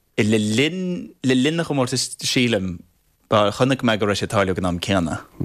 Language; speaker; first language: Irish; non-native, fluent; English